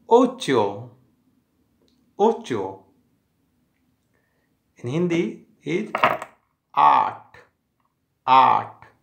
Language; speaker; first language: Spanish; non-native, learner; Hindi